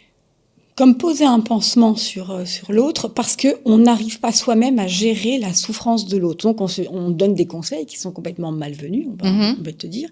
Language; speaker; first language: French; native; French